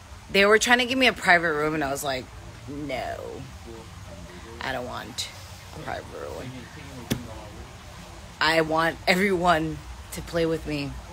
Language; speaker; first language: English; native; English